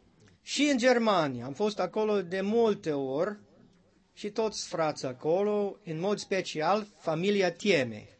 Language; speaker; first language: Romanian; non-native, learner; English